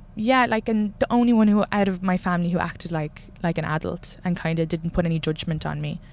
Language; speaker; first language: English; native; English